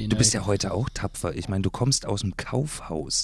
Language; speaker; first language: German; native; German